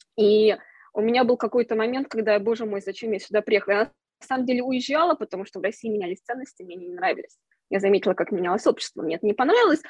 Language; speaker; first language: Russian; native; Russian